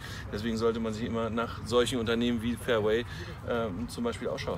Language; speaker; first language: German; native; German